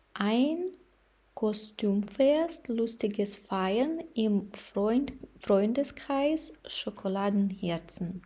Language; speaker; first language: German; non-native, fluent; Ukrainian